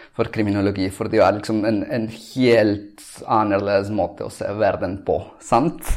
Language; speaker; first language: Norwegian; non-native, fluent; Spanish